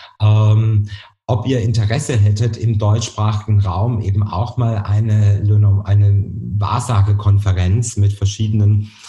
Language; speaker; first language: German; native; German